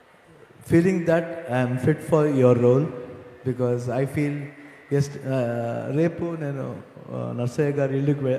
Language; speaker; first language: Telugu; non-native, learner; Kannada